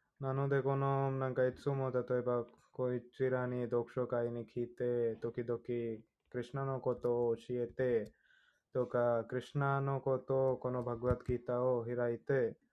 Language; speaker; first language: Japanese; non-native, fluent; Hindi